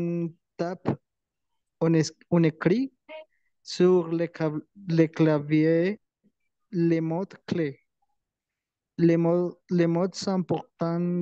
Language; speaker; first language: French; non-native, learner; Spanish